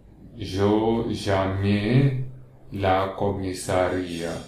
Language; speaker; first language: Spanish; non-native, learner; English